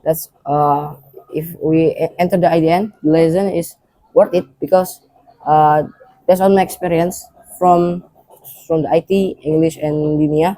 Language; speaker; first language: English; non-native, learner; Indonesian